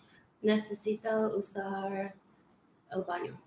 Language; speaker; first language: Spanish; non-native, learner; English